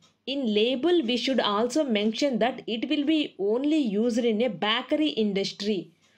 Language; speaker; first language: English; non-native, local second language; Telugu